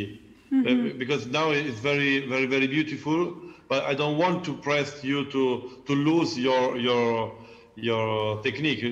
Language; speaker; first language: English; non-native, learner; Italian